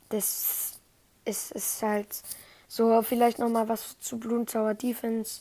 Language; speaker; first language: German; native; German